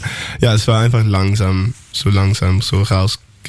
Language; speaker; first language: German; non-native, learner; English